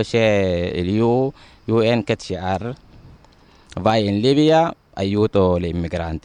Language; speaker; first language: Italian; non-native, learner; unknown